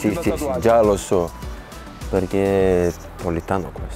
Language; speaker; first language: Italian; non-native, learner; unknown